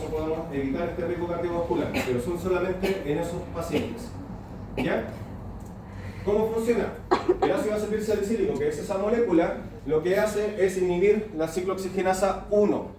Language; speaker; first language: Spanish; native; Spanish